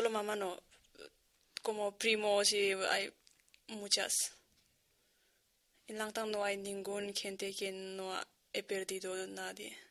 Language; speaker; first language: Spanish; non-native, learner; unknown